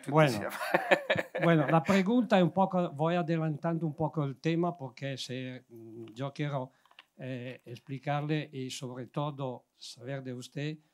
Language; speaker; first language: Spanish; non-native, learner; Italian